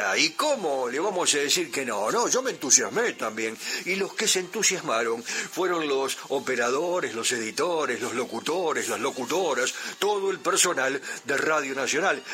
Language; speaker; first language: Spanish; native; Spanish